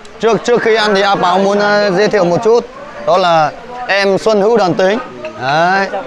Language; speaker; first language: Vietnamese; non-native, local second language; Hmong